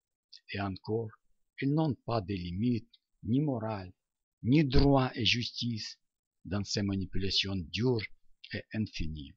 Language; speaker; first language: French; non-native, learner; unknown